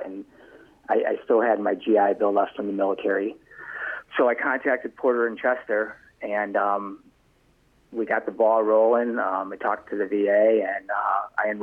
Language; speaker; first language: English; native; English